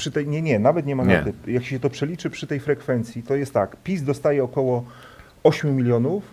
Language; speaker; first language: Polish; native; Polish